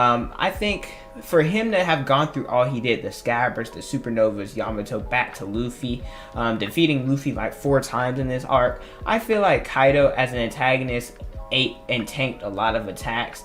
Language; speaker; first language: English; native; English